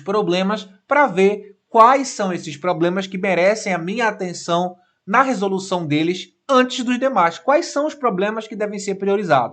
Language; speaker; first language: Portuguese; native; Portuguese